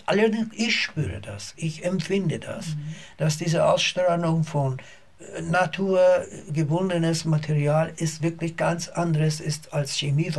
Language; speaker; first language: German; non-native, learner; Azerbaijani